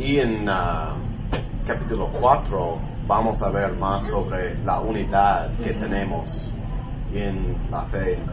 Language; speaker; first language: Spanish; non-native, learner; English